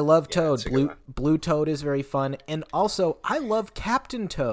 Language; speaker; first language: English; native; English